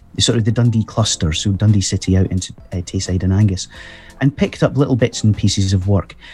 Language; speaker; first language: English; native; English